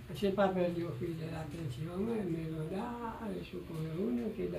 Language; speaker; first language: Spanish; non-native, learner; Haitian Creole